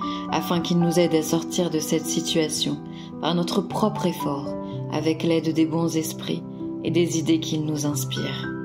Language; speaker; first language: French; native; French